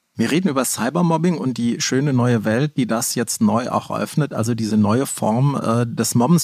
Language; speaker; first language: German; native; German